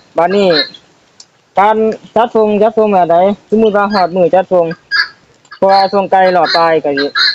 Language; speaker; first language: Thai; native; Thai